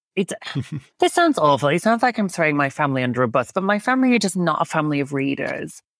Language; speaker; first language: English; native; English